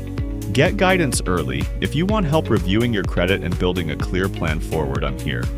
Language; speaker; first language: English; native; English